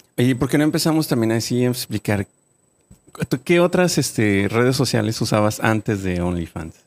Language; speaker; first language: Spanish; native; Spanish